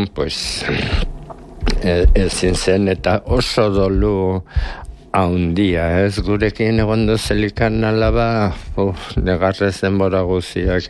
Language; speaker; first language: Basque; native; Basque